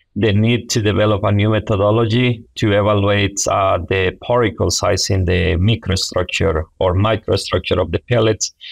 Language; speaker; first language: English; non-native, fluent; Spanish